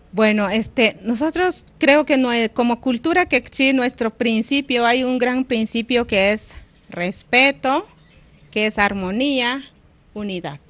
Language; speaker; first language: Spanish; non-native, local second language; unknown